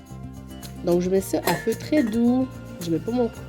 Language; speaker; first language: French; native; French